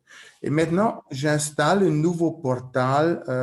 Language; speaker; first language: French; non-native, learner; German